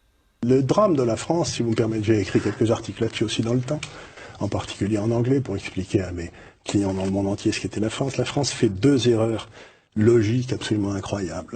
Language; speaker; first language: French; native; French